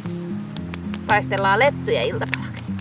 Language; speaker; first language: Finnish; native; Finnish